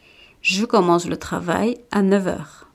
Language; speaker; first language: French; non-native, fluent; Spanish